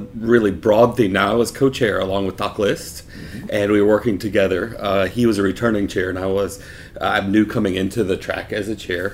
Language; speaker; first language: English; native; English